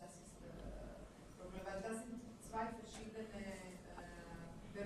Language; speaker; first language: German; non-native, learner; Croatian